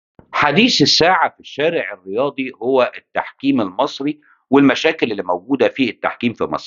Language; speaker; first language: Arabic; native; Arabic